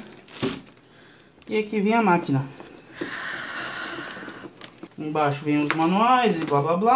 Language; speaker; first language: Portuguese; native; Portuguese